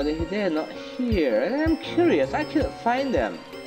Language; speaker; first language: English; non-native, fluent; Indonesian